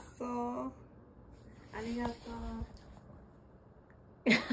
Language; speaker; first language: Japanese; native; Japanese